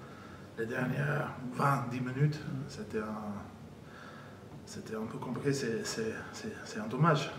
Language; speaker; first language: French; non-native, fluent; English